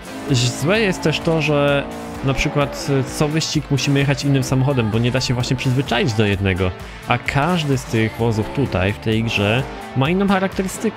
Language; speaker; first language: Polish; native; Polish